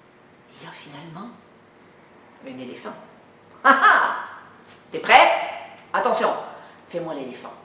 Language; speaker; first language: French; native; French